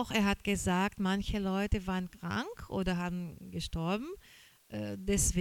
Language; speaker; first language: German; non-native, fluent; Portuguese